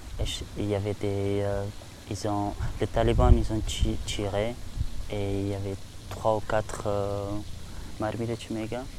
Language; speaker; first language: French; non-native, learner; Persian